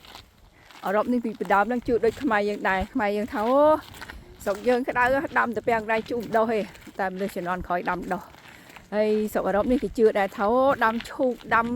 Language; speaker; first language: Khmer; native; Khmer